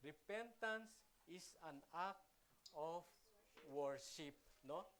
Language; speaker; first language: English; non-native, local second language; Filipino